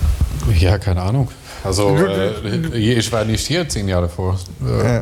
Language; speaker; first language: German; non-native, learner; English